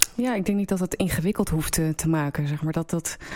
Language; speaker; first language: Dutch; native; Dutch